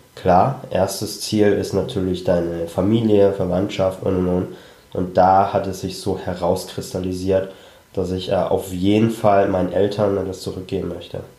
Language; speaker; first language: German; early bilingual, other home language; Cantonese